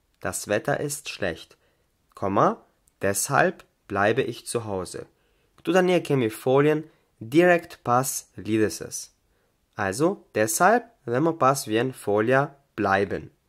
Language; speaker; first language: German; non-native, fluent; Albanian